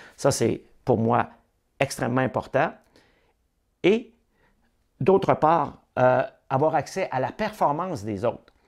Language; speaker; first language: French; native; French